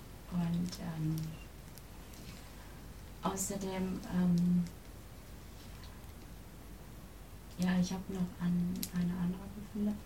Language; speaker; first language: German; non-native, learner; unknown